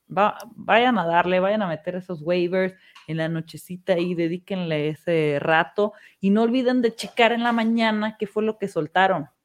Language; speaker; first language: Spanish; native; Spanish